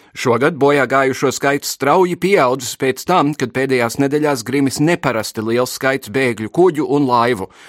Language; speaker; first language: Latvian; early bilingual, heritage; Latvian